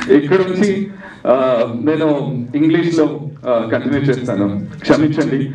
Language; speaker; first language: Telugu; non-native, learner; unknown